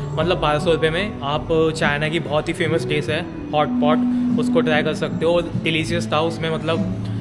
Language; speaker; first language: Hindi; native; Hindi